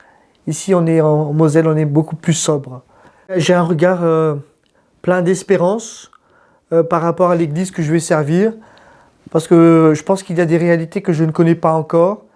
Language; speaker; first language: French; non-native, local second language; Malagasy